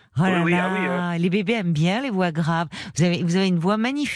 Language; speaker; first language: French; native; French